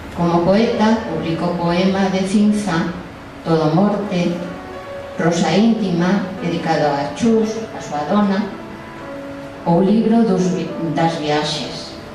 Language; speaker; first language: Galician; non-native, fluent; Spanish